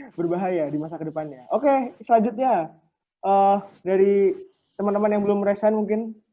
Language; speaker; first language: Indonesian; native; Indonesian